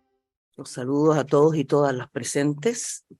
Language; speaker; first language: Spanish; native; Spanish